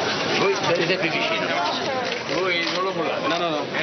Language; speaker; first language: Italian; native; Italian